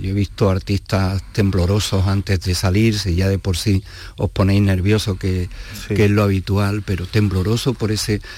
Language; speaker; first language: Spanish; native; Spanish